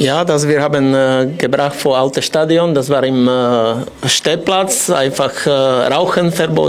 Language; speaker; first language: German; non-native, local second language; French